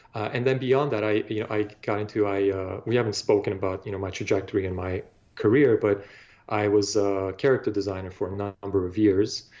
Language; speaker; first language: English; non-native, fluent; Bulgarian